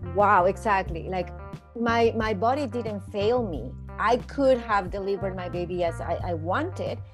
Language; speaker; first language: English; non-native, fluent; Spanish